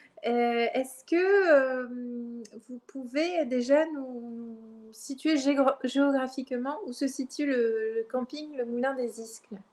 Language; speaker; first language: French; native; French